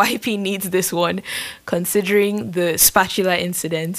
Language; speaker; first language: English; non-native, local second language; Yoruba